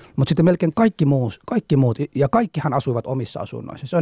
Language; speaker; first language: Finnish; non-native, fluent; Somali